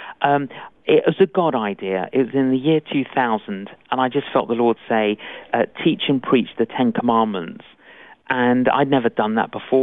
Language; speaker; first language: English; native; English